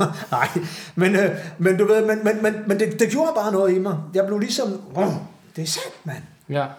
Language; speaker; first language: Danish; native; Danish